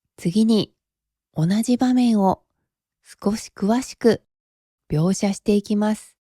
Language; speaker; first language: Japanese; native; Japanese